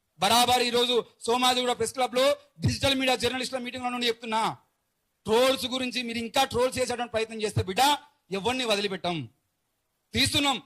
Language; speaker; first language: Telugu; native; Telugu